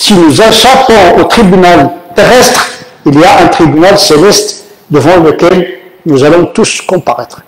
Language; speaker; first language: French; native; French